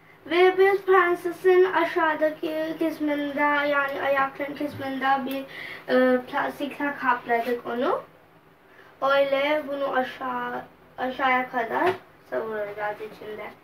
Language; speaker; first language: Turkish; non-native, learner; Urdu